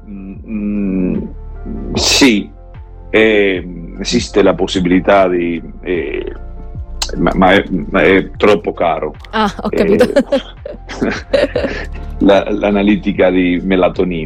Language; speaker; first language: Italian; non-native, learner; Spanish